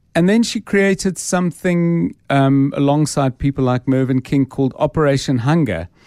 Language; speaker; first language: English; native; English